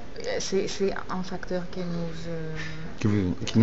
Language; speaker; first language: French; non-native, fluent; Greek